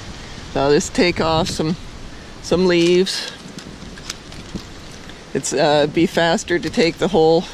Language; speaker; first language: English; native; English